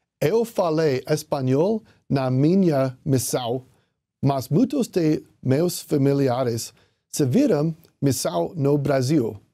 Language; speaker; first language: Portuguese; non-native, learner; English